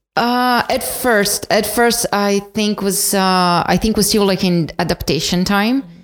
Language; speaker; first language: English; non-native, fluent; Portuguese